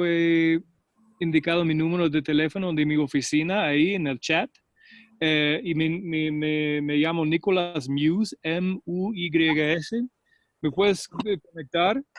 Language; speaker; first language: Spanish; non-native, fluent; English